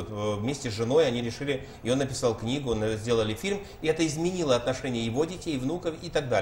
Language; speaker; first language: Russian; native; Russian